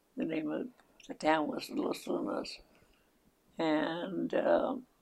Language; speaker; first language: English; early bilingual, other home language; Spanish